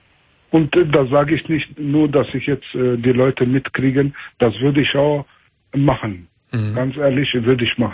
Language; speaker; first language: German; early bilingual, other home language; Albanian